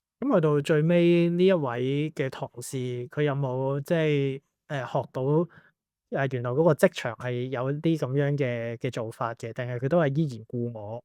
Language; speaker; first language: Cantonese; native; Cantonese